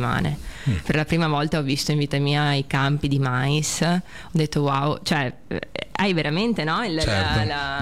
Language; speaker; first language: Italian; early bilingual, other home language; Russian